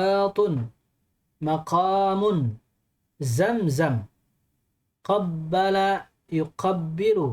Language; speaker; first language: Arabic; non-native, fluent; Indonesian